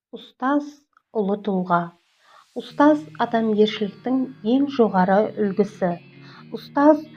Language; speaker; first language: Kazakh; non-native, local second language; Uyghur